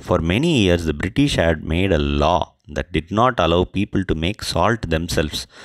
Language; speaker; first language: English; non-native, local second language; Tamil